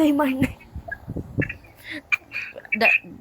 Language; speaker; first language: English; non-native, local second language; Filipino